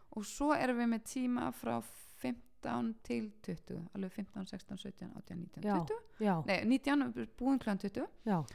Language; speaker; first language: Icelandic; early bilingual, heritage; Icelandic